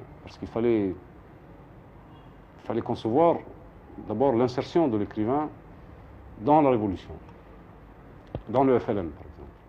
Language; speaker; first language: French; non-native, local second language; Arabic